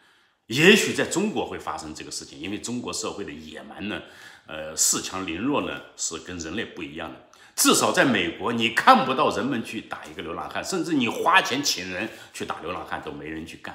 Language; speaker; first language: Chinese; native; Chinese